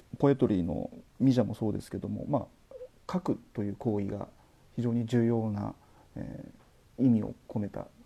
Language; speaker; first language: Japanese; native; Japanese